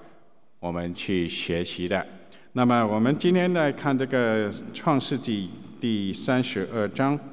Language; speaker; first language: Chinese; native; Chinese